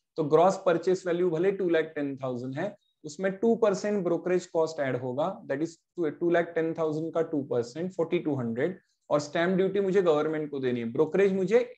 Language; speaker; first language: Hindi; non-native, local second language; Marathi